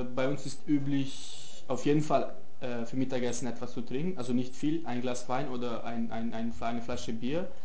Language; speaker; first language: German; non-native, fluent; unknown